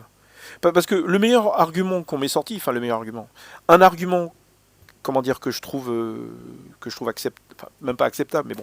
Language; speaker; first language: French; native; French